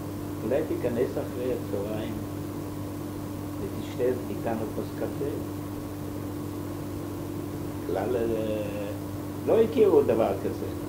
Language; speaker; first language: Hebrew; non-native, fluent; German